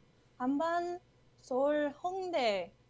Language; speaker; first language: Korean; non-native, learner; English